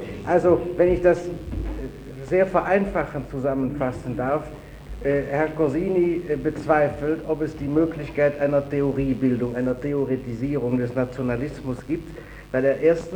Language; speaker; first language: German; native; German